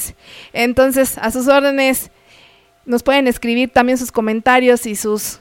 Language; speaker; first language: Spanish; native; Spanish